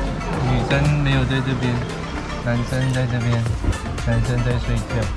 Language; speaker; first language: Chinese; native; Chinese